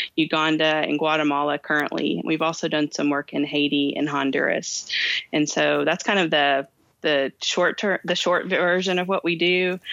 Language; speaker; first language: English; native; English